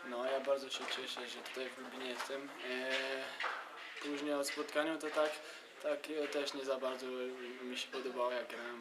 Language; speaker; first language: Polish; early bilingual, heritage; Polish